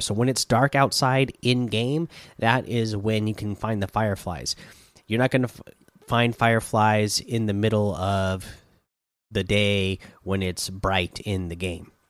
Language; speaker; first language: English; native; English